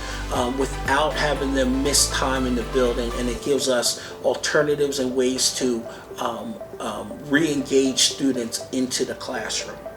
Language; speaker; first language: English; native; English